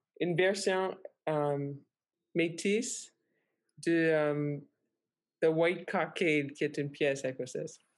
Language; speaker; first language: French; non-native, fluent; English